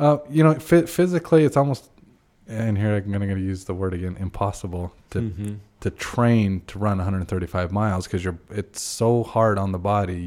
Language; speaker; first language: English; native; English